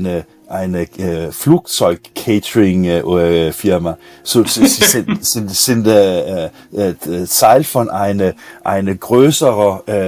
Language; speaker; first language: German; non-native, learner; Danish